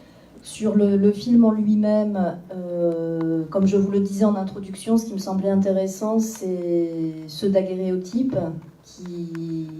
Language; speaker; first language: French; native; French